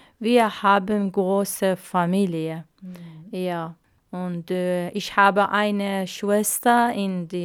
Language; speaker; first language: German; non-native, learner; Arabic